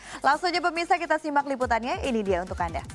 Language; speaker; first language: Indonesian; native; Indonesian